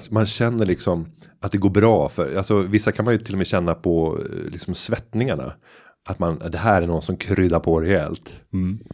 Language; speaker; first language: Swedish; native; Swedish